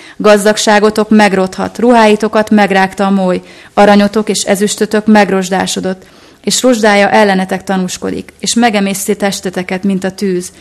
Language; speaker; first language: Hungarian; native; Hungarian